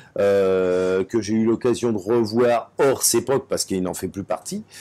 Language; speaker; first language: French; native; French